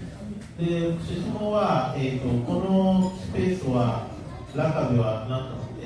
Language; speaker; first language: Japanese; non-native, learner; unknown